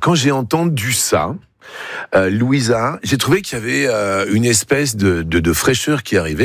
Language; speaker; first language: French; native; French